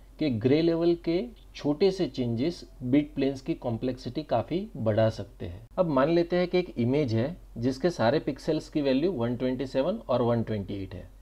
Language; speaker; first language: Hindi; non-native, local second language; Gujarati